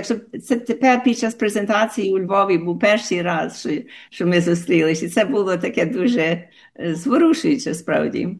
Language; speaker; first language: Ukrainian; early bilingual, heritage; Ukrainian